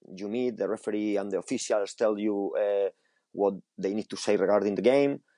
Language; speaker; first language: English; non-native, fluent; Spanish